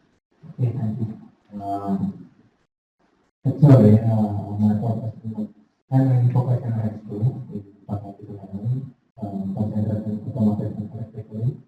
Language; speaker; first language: English; non-native, fluent; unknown